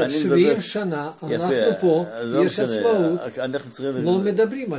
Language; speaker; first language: Hebrew; non-native, fluent; Russian